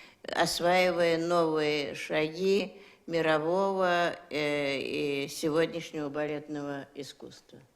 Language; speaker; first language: Russian; native; Russian